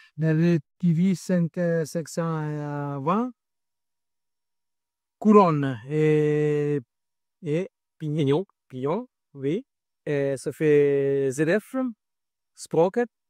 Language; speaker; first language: French; non-native, learner; Italian